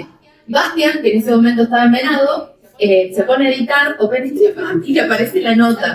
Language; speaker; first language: Spanish; native; Spanish